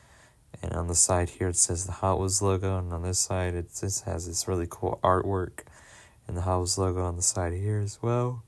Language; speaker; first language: English; native; English